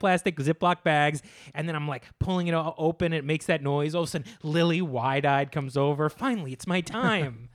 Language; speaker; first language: English; native; English